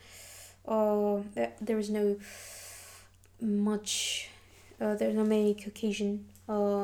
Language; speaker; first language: English; non-native, fluent; Adyghe